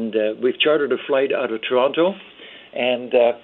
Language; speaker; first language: English; early bilingual, other home language; Dutch